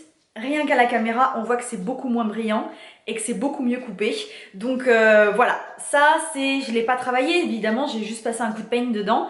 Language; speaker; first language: French; native; French